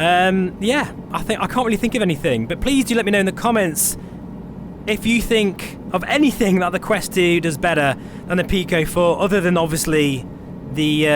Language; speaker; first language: English; native; English